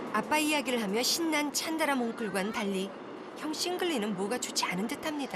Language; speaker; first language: Korean; native; Korean